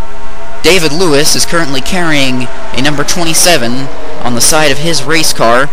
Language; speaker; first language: English; native; English